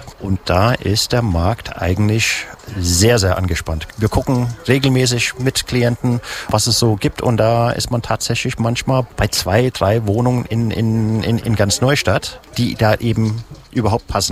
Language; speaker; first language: German; native; German